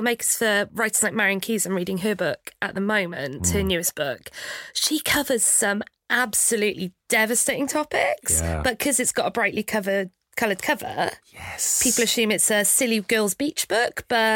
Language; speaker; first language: English; native; English